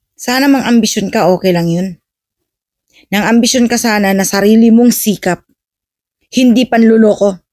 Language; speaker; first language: Filipino; native; Filipino